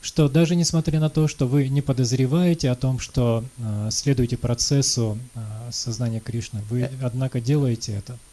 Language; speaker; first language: Russian; native; Russian